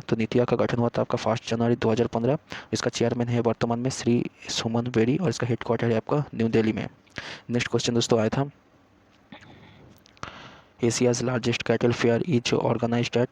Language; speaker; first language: Hindi; native; Hindi